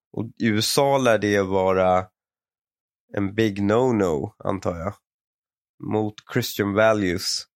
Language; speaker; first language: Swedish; early bilingual, other home language; Persian